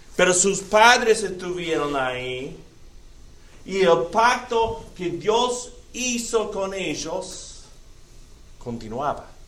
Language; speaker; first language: Spanish; non-native, fluent; English